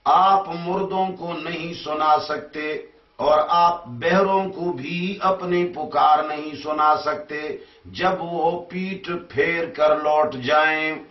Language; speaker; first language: Urdu; non-native, local second language; Pashto